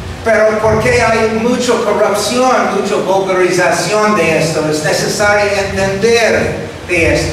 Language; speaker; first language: Spanish; non-native, fluent; English